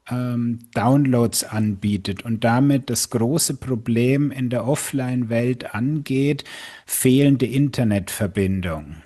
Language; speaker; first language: German; native; German